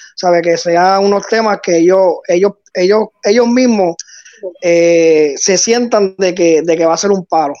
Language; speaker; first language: Spanish; native; Spanish